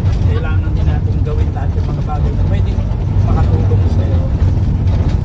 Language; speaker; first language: Filipino; native; Filipino